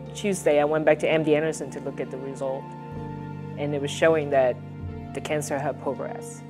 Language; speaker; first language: English; non-native, fluent; Chinese